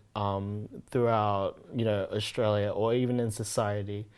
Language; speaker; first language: English; native; English